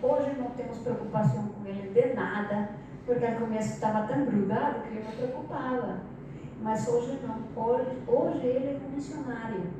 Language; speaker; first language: Portuguese; non-native, fluent; Spanish